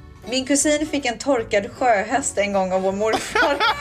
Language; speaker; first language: Swedish; native; Swedish